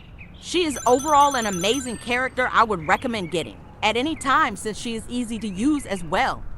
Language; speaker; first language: English; native; English